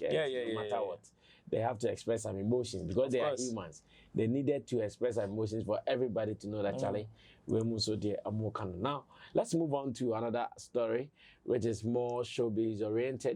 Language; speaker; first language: English; non-native, local second language; Akan